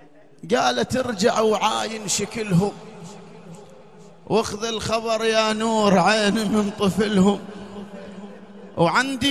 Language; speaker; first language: Arabic; native; Arabic